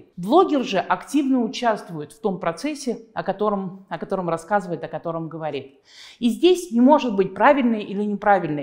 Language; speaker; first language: Russian; native; Russian